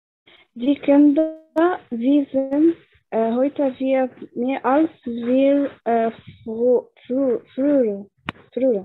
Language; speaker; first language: German; non-native, learner; Arabic